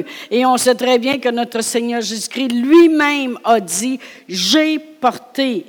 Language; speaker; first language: French; native; French